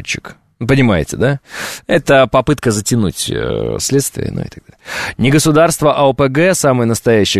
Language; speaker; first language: Russian; native; Russian